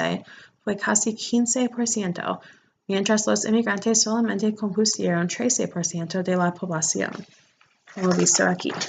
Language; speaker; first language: Spanish; non-native, fluent; English